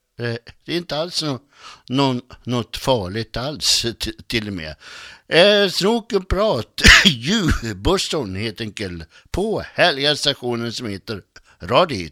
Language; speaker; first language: Swedish; native; Swedish